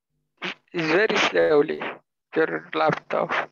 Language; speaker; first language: English; non-native, learner; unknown